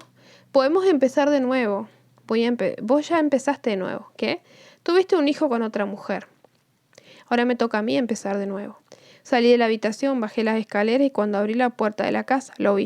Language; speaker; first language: Spanish; native; Spanish